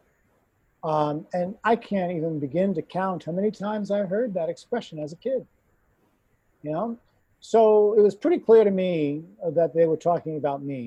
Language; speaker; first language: English; native; English